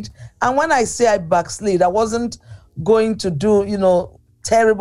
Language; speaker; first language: English; non-native, local second language; Igbo